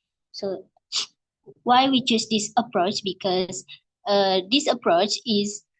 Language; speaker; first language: English; non-native, learner; Indonesian